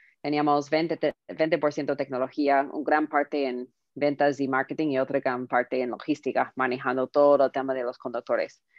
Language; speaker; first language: Spanish; non-native, fluent; English